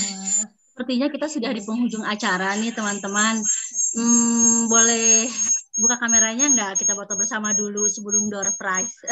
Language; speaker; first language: Indonesian; native; Indonesian